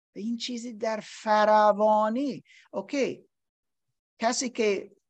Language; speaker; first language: Persian; non-native, learner; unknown